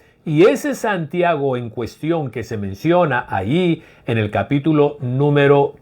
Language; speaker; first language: Spanish; native; Spanish